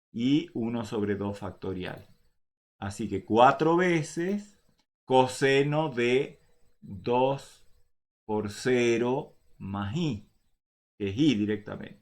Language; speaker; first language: Spanish; native; Spanish